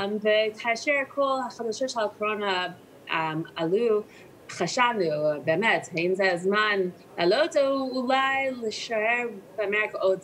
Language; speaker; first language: Hebrew; non-native, learner; English